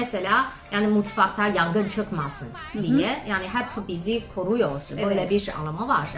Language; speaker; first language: Turkish; non-native, fluent; Chinese